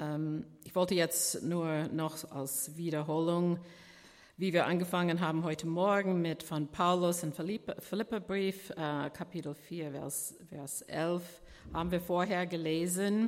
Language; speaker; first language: German; non-native, fluent; English